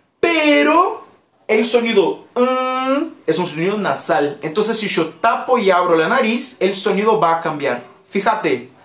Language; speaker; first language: Spanish; non-native, fluent; Portuguese